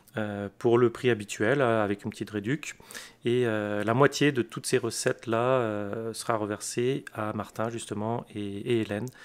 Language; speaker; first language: French; native; French